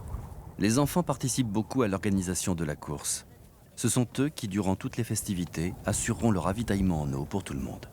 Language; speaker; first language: French; native; French